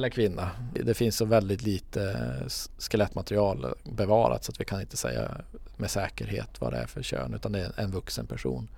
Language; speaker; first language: Swedish; native; Swedish